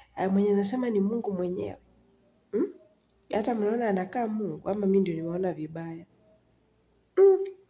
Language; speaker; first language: Swahili; native; Swahili